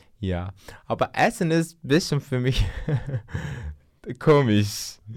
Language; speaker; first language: German; non-native, learner; Turkish